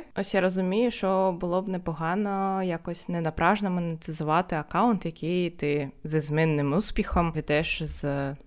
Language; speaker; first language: Ukrainian; non-native, local second language; Russian